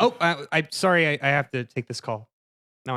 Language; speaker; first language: English; native; English